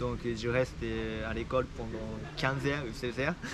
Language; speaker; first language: French; non-native, fluent; Japanese